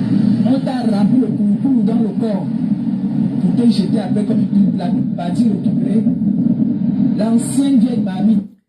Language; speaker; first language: French; non-native, local second language; Lingala